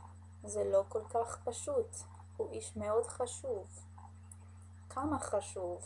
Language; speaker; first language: Hebrew; non-native, learner; English